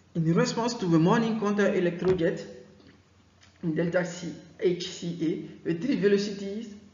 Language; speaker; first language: English; non-native, fluent; French